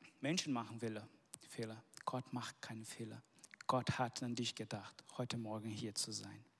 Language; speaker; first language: German; non-native, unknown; Portuguese